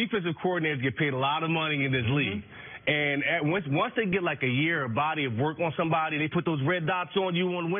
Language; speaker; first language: English; native; English